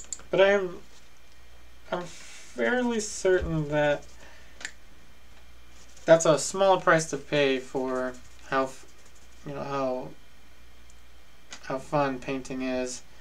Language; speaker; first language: English; early bilingual, other home language; Spanish